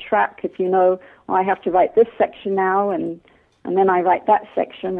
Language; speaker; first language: English; native; English